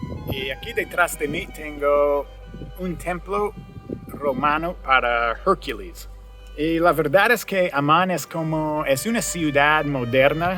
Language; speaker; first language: Spanish; non-native, fluent; English